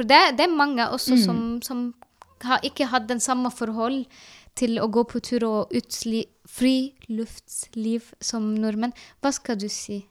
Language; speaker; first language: Norwegian; non-native, learner; Arabic